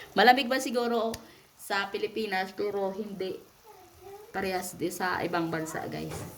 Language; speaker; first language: Filipino; non-native, local second language; Hiligaynon